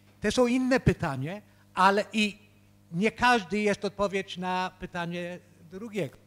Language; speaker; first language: Polish; early bilingual, heritage; Polish